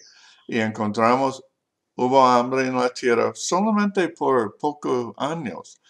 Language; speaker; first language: Spanish; non-native, learner; English